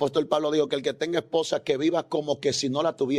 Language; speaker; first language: Spanish; native; Spanish